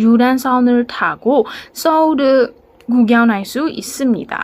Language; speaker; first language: Korean; non-native, fluent; Burmese